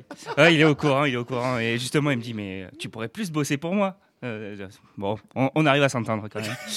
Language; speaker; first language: French; native; French